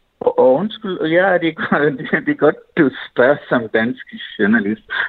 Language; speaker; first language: Danish; non-native, fluent; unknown